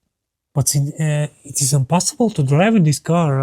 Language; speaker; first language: English; non-native, learner; Latvian